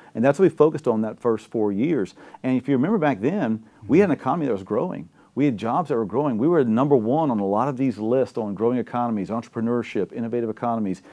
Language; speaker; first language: English; native; English